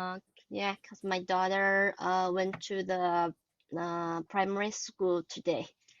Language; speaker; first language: English; non-native, learner; Chinese